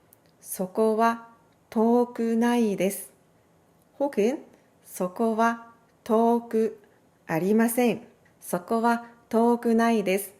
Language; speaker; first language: Japanese; non-native, fluent; Korean